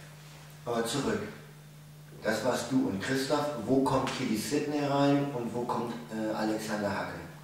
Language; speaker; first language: German; native; German